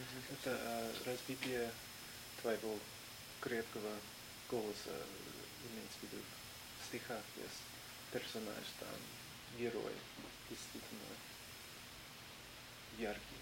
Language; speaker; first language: Russian; non-native, fluent; English